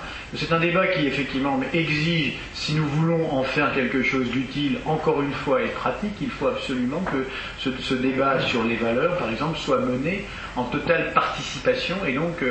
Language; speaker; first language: French; native; French